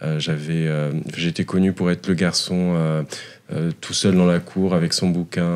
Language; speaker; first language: French; non-native, local second language; Arabic